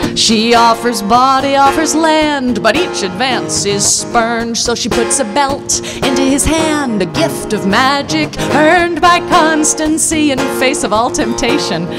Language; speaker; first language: English; native; English